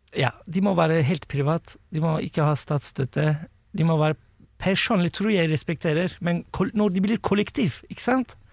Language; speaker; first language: Norwegian; non-native, fluent; Turkish